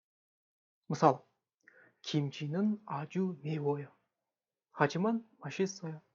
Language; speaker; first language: Korean; non-native, fluent; Kazakh